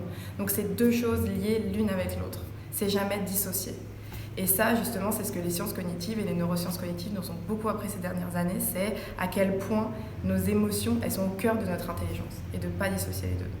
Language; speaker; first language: French; native; French